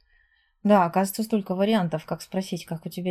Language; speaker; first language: Russian; native; Russian